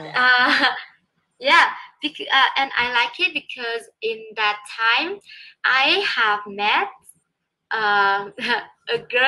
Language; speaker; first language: English; non-native, learner; Vietnamese